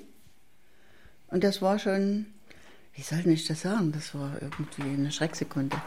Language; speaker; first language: German; native; German